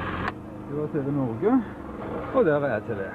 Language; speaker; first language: Norwegian; native; Norwegian